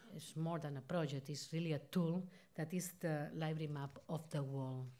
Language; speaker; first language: English; non-native, fluent; Spanish